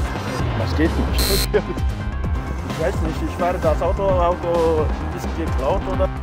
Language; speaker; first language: German; non-native, learner; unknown